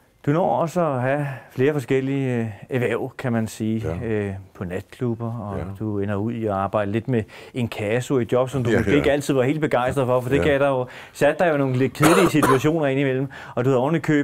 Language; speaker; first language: Danish; native; Danish